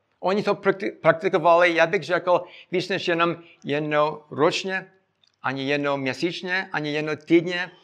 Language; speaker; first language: Czech; non-native, fluent; English